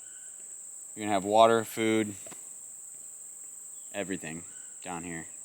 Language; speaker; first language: English; native; English